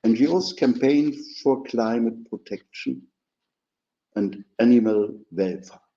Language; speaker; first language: English; non-native, fluent; German